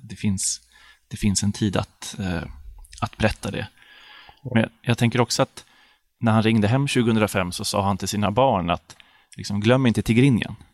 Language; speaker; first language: Swedish; native; Swedish